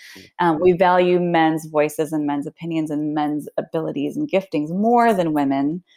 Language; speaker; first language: English; early bilingual, other home language; Swedish